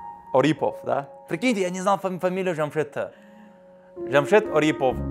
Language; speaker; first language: Russian; native; Russian